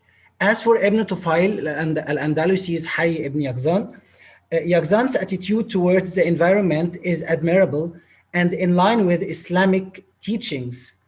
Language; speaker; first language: English; non-native, local second language; Arabic